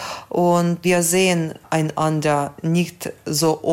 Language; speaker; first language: German; non-native, fluent; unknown